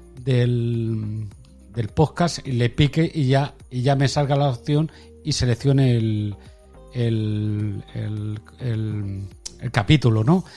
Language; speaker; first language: Spanish; native; Spanish